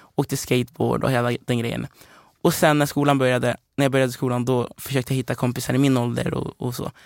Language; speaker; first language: Swedish; early bilingual, other home language; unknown